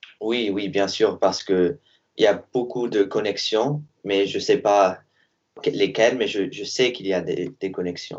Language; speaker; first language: French; non-native, learner; English